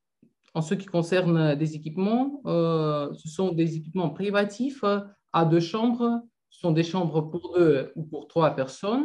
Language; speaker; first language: French; non-native, fluent; Russian